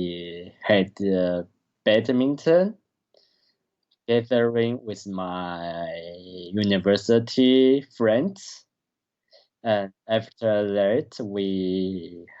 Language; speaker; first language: English; non-native, learner; Chinese